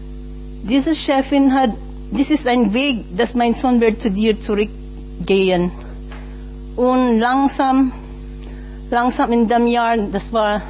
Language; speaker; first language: German; non-native, learner; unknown